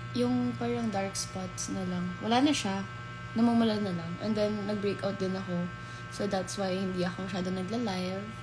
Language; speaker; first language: Filipino; native; Filipino